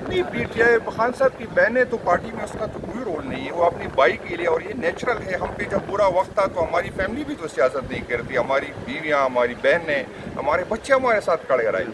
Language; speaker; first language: Urdu; non-native, local second language; Pashto